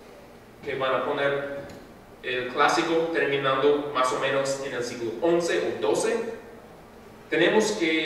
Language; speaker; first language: Spanish; non-native, fluent; English